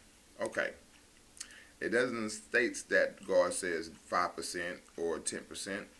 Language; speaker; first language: English; native; English